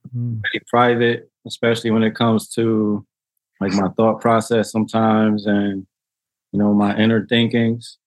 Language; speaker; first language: English; native; English